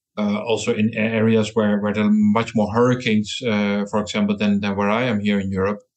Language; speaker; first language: English; non-native, fluent; Dutch